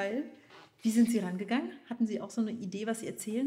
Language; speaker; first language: German; native; German